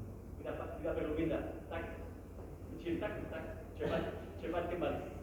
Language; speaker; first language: Indonesian; non-native, learner; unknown